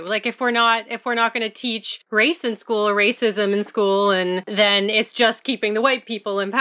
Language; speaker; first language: English; native; English